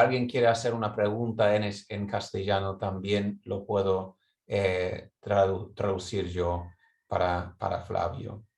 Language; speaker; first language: Spanish; non-native, fluent; English